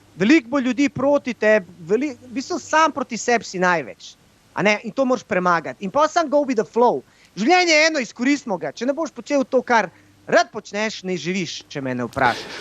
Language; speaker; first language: Slovenian; early bilingual, other home language; Bosnian